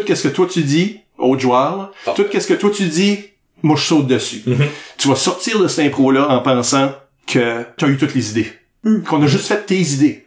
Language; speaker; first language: French; native; French